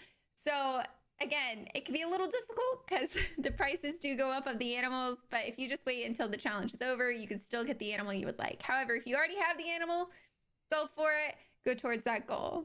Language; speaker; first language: English; native; English